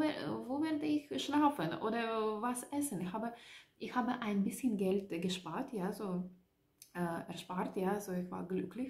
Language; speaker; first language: German; non-native, learner; Russian